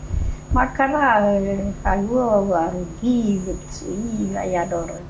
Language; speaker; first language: Hebrew; non-native, fluent; Polish